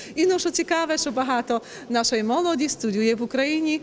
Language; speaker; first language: Ukrainian; early bilingual, heritage; Ukrainian